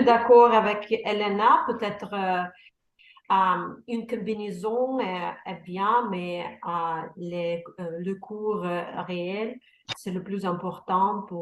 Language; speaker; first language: French; non-native, learner; Russian